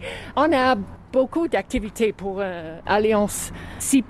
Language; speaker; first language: French; non-native, fluent; English